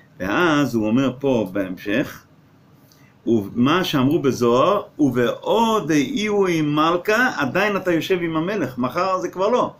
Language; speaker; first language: Hebrew; non-native, fluent; English